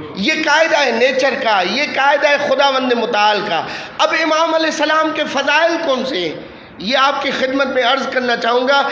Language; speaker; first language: Urdu; non-native, local second language; Sindhi